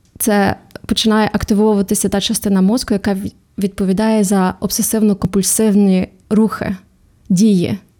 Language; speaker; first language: Ukrainian; native; Ukrainian